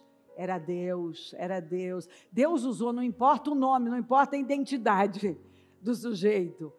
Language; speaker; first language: Portuguese; native; Portuguese